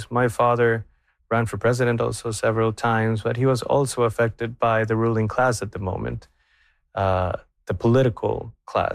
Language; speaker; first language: English; non-native, fluent; Spanish